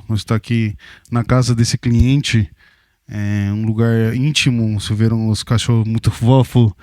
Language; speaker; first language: Portuguese; non-native, fluent; English